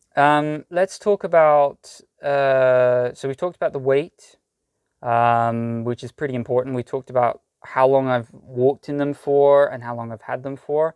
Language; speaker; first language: English; native; English